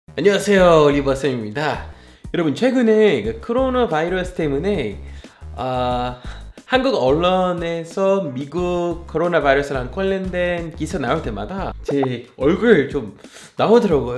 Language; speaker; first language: Korean; non-native, fluent; English